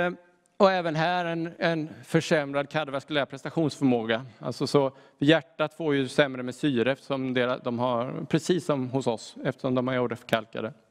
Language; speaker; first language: Swedish; native; Swedish